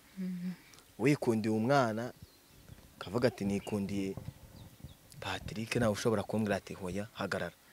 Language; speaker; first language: Kinyarwanda; native; Kinyarwanda